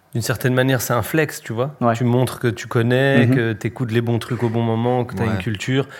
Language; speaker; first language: French; early bilingual, other home language; Spanish